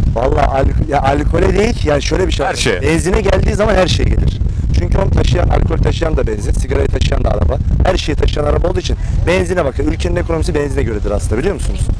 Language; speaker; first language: Turkish; non-native, fluent; Arabic